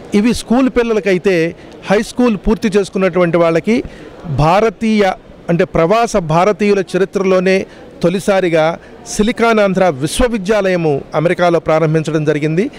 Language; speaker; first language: Telugu; native; Telugu